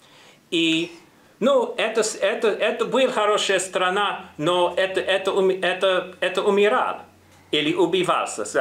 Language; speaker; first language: Russian; non-native, learner; English